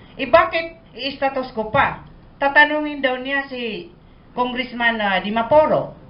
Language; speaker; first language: Filipino; non-native, local second language; Maranao